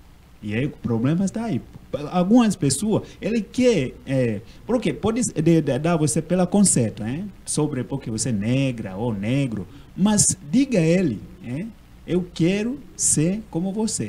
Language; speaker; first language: Portuguese; non-native, learner; Swahili